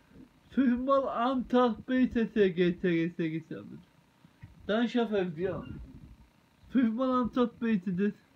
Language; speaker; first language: German; non-native, learner; Turkish